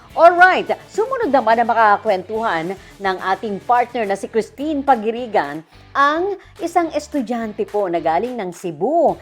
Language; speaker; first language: Filipino; native; Filipino